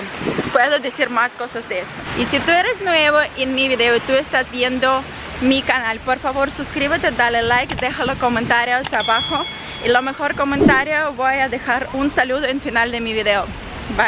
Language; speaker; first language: Spanish; non-native, fluent; Ukrainian